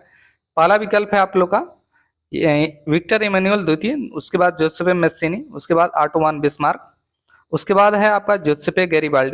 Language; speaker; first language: Hindi; native; Hindi